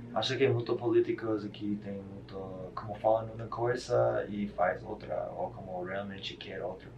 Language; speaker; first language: Portuguese; non-native, learner; English